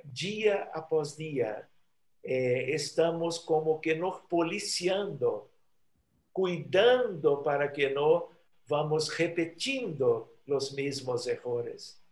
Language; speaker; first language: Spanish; non-native, fluent; Portuguese